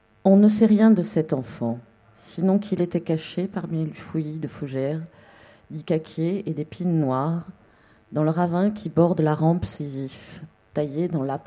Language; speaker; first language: French; native; French